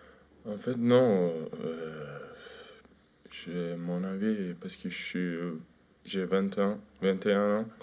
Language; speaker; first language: French; non-native, fluent; Turkish